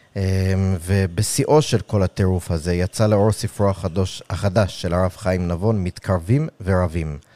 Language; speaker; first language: Hebrew; early bilingual, other home language; English